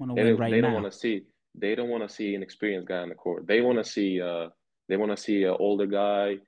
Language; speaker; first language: English; non-native, fluent; Serbian